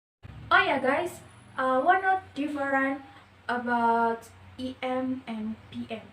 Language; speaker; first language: English; non-native, learner; Indonesian